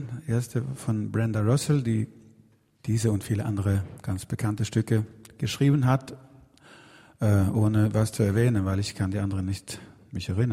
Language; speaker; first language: German; non-native, learner; Swedish